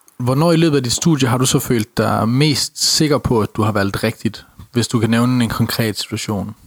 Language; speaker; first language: Danish; native; Danish